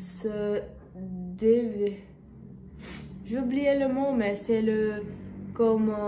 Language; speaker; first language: French; non-native, learner; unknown